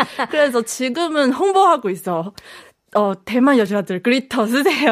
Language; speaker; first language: Korean; non-native, fluent; Chinese